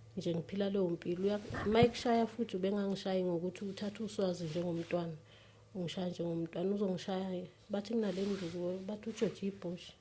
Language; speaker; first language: Zulu; native; Zulu